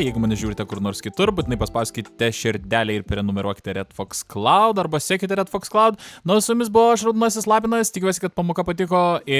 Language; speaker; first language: Lithuanian; native; Lithuanian